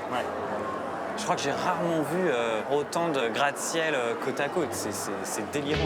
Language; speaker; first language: French; native; French